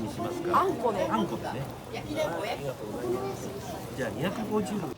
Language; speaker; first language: Japanese; native; Japanese